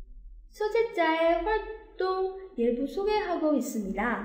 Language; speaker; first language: Korean; non-native, fluent; Chinese